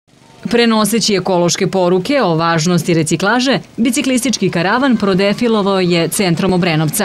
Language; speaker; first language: Serbian; native; Serbian